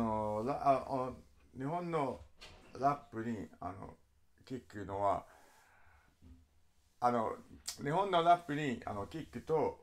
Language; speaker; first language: Japanese; non-native, learner; English